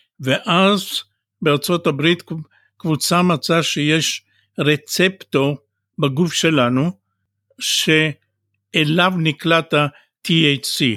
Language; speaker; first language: Hebrew; non-native, fluent; Bulgarian